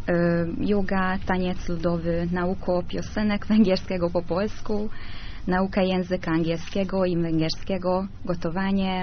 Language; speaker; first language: Polish; non-native, learner; Hungarian